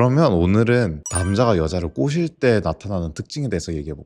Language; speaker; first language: Korean; native; Korean